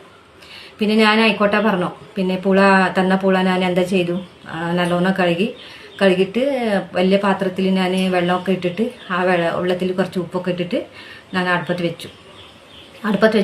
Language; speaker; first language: Malayalam; non-native, local second language; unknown